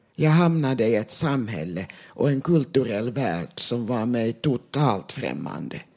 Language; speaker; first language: Swedish; non-native, local second language; Finnish